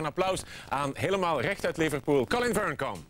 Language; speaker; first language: Dutch; native; Dutch